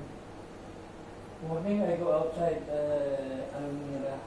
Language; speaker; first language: English; non-native, learner; Filipino